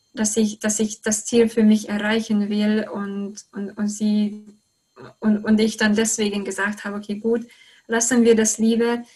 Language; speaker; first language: German; non-native, fluent; Hungarian